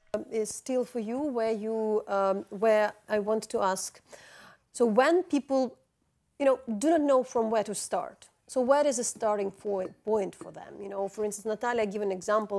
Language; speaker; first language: English; non-native, fluent; Ukrainian